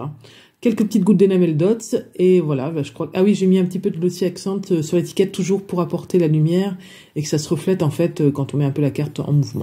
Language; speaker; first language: French; native; French